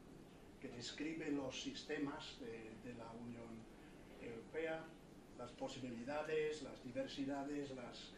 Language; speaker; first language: Spanish; non-native, fluent; English